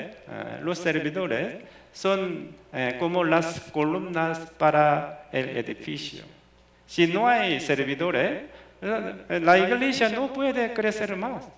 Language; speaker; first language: Spanish; non-native, fluent; Korean